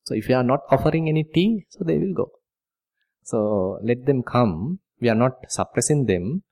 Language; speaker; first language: English; non-native, local second language; Sinhala